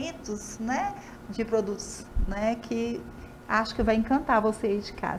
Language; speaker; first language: Portuguese; native; Portuguese